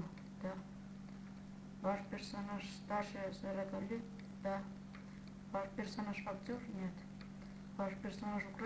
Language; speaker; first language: Russian; non-native, fluent; Armenian